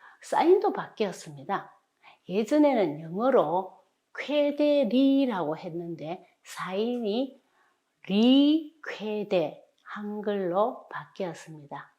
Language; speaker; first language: Korean; native; Korean